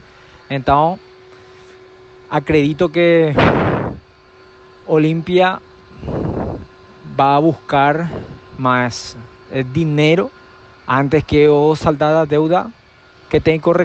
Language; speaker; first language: Portuguese; non-native, learner; Spanish